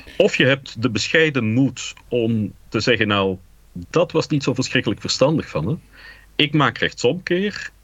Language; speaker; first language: Dutch; native; Dutch